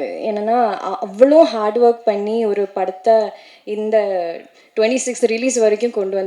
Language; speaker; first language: Tamil; non-native, learner; Malayalam